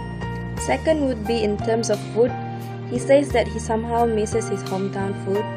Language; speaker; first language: English; non-native, local second language; Malay